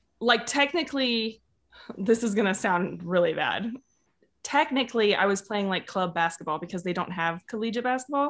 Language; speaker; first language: English; native; English